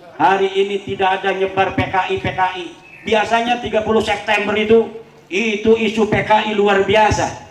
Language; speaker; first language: Indonesian; non-native, local second language; Javanese